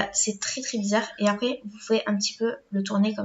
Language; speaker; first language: French; native; French